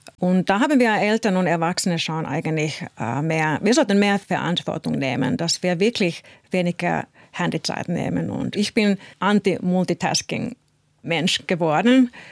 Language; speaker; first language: German; non-native, fluent; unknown